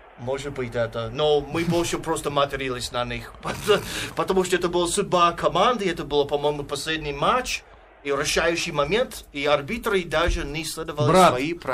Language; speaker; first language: Russian; non-native, fluent; English